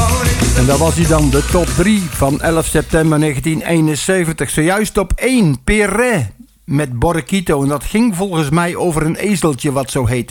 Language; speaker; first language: Dutch; native; Dutch